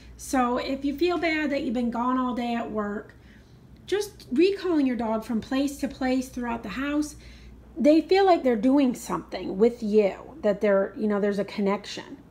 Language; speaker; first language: English; native; English